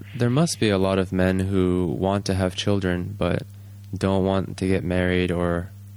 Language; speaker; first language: English; early bilingual, other home language; Japanese